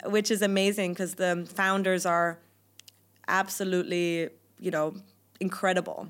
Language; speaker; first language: English; non-native, fluent; German